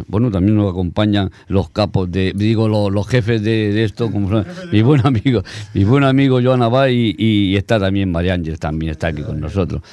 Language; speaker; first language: Spanish; native; Spanish